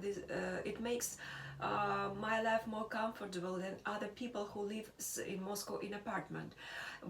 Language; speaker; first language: English; non-native, learner; Russian